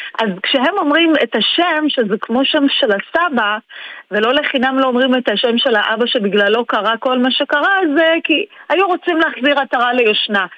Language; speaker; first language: Hebrew; early bilingual, other home language; Persian